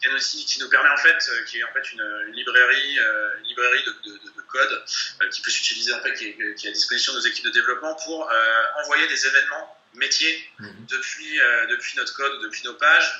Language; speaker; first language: French; native; French